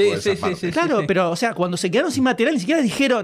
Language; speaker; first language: Spanish; native; Spanish